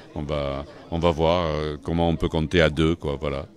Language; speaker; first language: French; native; French